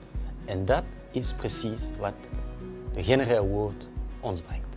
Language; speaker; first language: Dutch; non-native, local second language; French